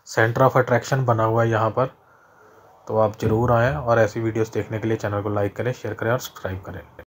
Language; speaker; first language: Hindi; non-native, local second language; Punjabi